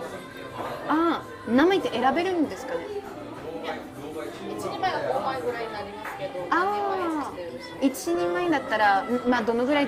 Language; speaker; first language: Japanese; non-native, fluent; French